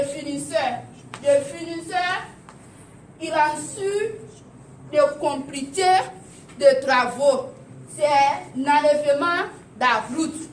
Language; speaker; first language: French; non-native, learner; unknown